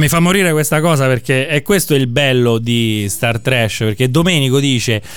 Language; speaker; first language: Italian; native; Italian